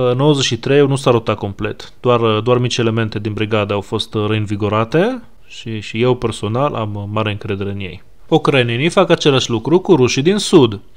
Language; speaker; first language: Romanian; non-native, fluent; Hebrew